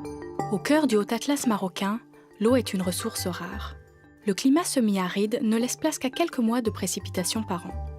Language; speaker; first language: French; native; French